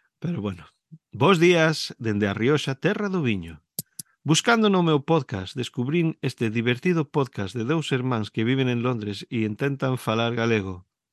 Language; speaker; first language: Galician; early bilingual, heritage; Galician